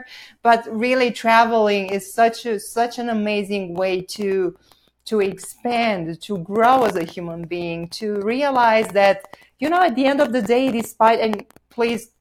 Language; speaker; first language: English; non-native, fluent; Romanian